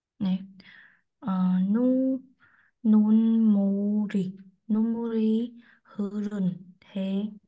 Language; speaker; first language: Korean; non-native, learner; Vietnamese